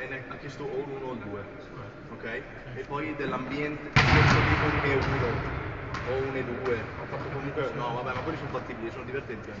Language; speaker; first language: Italian; native; Italian